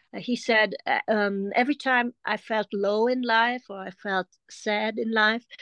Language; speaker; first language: English; non-native, fluent; German